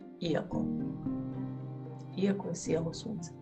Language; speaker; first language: Russian; non-native, fluent; Serbian